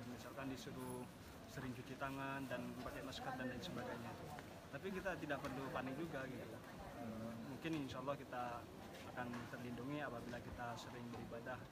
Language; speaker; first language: Indonesian; non-native, local second language; Madurese